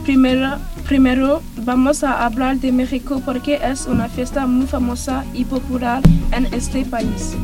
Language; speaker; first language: Spanish; non-native, learner; French